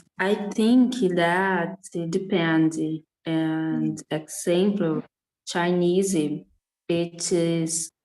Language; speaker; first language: English; non-native, learner; Portuguese